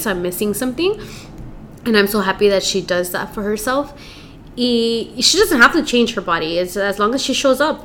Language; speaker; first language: English; early bilingual, other home language; Spanish